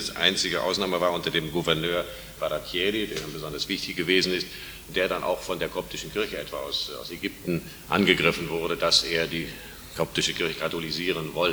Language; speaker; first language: German; native; German